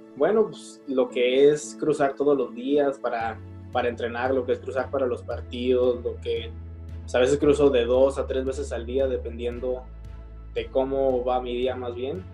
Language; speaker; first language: Spanish; early bilingual, heritage; Spanish